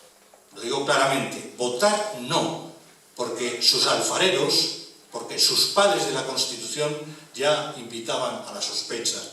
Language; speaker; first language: Spanish; native; Spanish